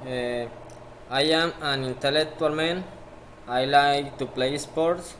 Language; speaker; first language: English; non-native, learner; Spanish